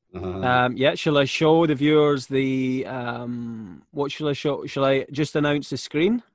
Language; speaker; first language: English; native; English